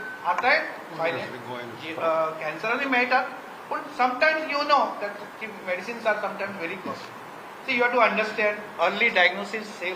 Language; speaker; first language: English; non-native, local second language; Konkani